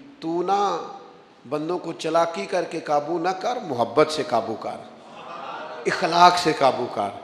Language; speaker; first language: Urdu; non-native, local second language; Punjabi